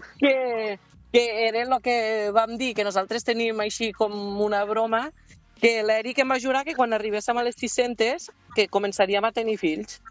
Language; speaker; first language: Catalan; native; Catalan